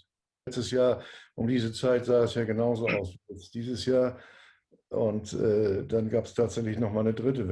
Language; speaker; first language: German; native; German